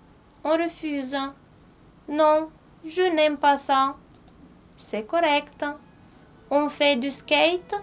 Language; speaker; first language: French; non-native, fluent; Romanian